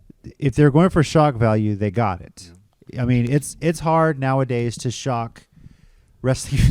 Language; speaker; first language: English; native; English